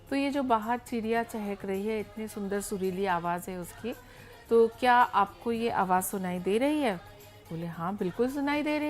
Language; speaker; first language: Hindi; native; Hindi